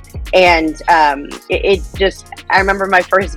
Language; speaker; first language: English; native; English